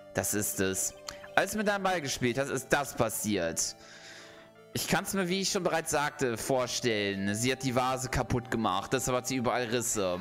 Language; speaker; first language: German; native; German